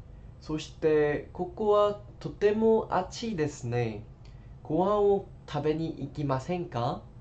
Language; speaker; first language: Japanese; non-native, learner; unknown